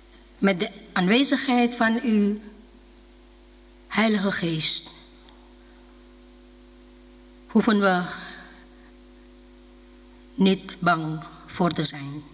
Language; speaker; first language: Dutch; non-native, fluent; Indonesian